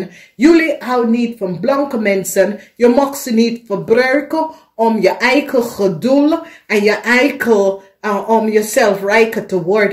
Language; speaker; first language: Dutch; non-native, fluent; English